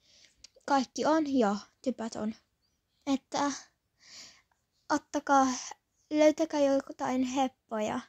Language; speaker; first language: Finnish; early bilingual, other home language; Polish